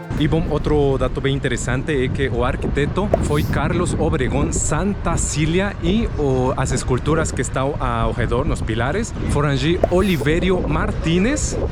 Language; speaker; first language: Portuguese; non-native, fluent; Spanish